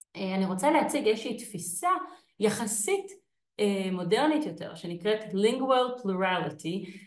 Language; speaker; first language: Hebrew; native; Hebrew